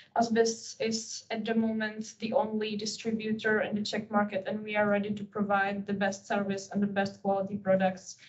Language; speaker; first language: English; non-native, fluent; Czech